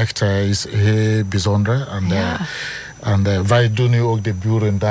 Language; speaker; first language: Dutch; non-native, fluent; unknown